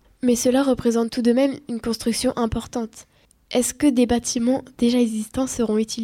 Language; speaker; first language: French; native; French